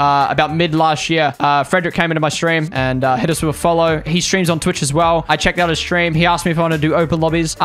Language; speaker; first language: English; native; English